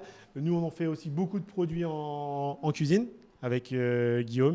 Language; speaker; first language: French; native; French